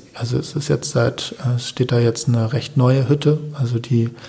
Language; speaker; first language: German; native; German